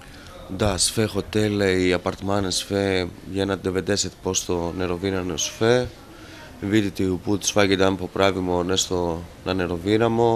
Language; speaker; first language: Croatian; non-native, learner; Greek